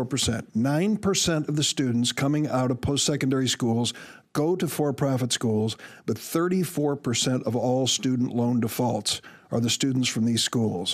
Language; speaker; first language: English; native; English